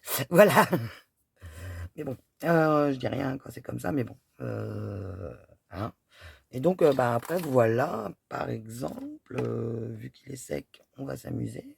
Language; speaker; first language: French; native; French